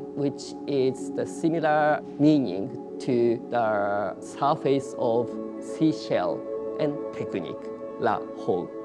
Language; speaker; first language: English; non-native, learner; Japanese